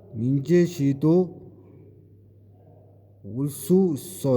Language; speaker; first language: Korean; non-native, learner; Mongolian